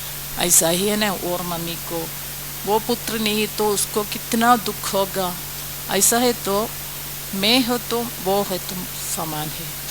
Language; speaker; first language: Hindi; non-native, local second language; Malayalam